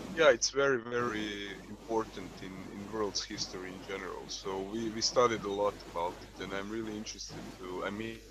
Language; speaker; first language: English; non-native, fluent; Croatian